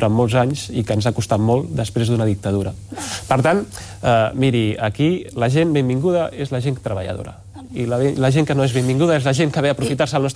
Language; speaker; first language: Catalan; native; Catalan